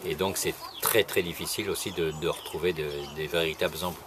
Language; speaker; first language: French; native; French